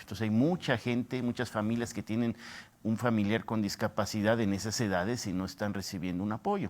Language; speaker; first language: Spanish; native; Spanish